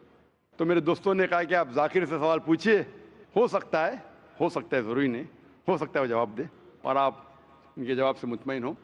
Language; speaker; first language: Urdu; non-native, local second language; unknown